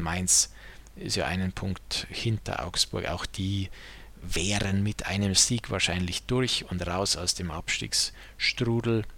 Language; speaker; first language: German; native; German